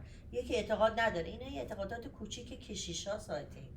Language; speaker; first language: Persian; native; Persian